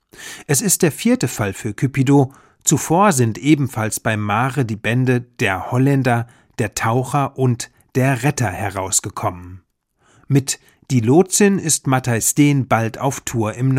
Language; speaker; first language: German; native; German